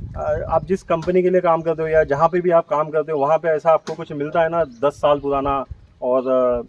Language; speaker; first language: Hindi; non-native, local second language; Marathi